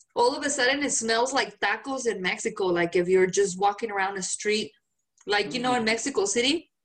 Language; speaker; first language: English; non-native, fluent; Spanish